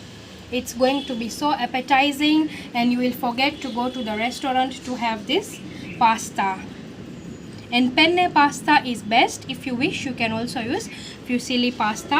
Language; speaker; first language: English; non-native, local second language; Gujarati